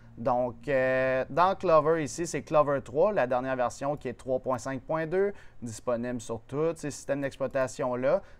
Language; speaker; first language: French; native; French